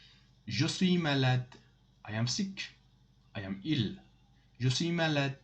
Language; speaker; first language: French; non-native, fluent; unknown